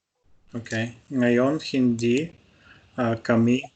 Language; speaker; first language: Filipino; non-native, learner; Russian